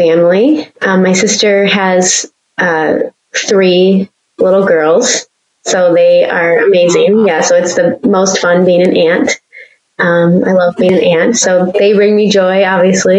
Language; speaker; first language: English; native; English